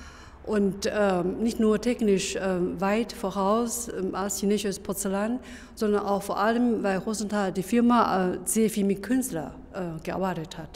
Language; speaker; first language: German; non-native, fluent; Chinese